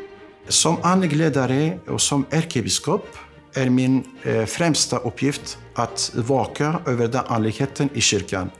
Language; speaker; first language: Swedish; non-native, fluent; Aramaic